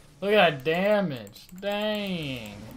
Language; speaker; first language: English; native; English